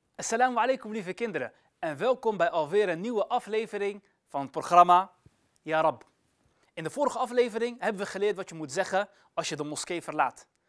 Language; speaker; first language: Dutch; early bilingual, other home language; Arabic